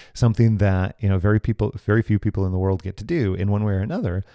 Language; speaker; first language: English; native; English